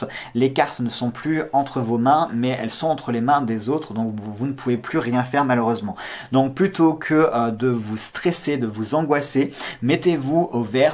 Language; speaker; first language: French; native; French